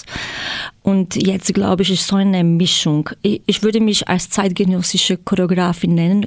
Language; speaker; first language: German; non-native, fluent; Croatian